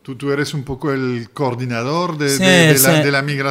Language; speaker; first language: Spanish; native; Spanish